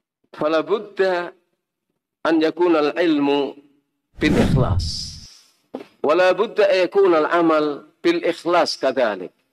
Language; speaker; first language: Arabic; non-native, fluent; Indonesian